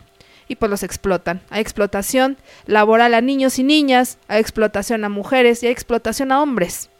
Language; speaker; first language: Spanish; native; Spanish